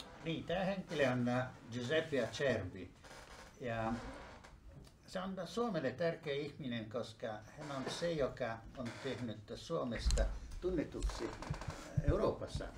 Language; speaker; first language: Finnish; non-native, fluent; Italian